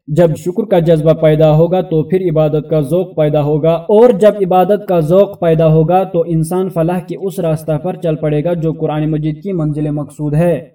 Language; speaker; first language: Urdu; native; Urdu